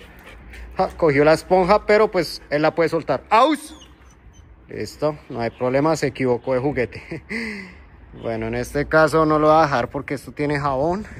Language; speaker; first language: Spanish; native; Spanish